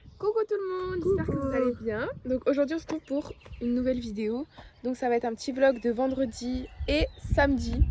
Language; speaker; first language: French; native; French